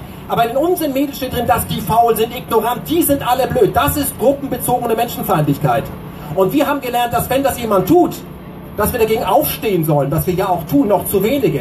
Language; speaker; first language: German; native; German